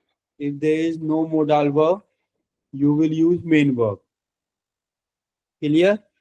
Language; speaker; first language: English; non-native, local second language; Hindi